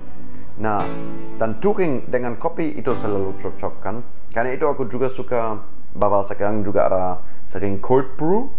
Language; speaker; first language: Indonesian; non-native, fluent; German